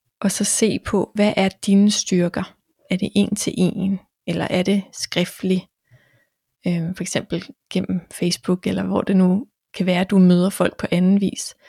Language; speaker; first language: Danish; native; Danish